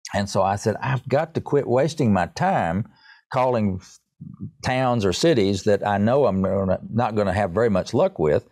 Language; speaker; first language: English; native; English